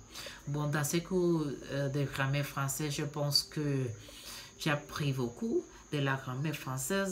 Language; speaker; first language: French; non-native, learner; Spanish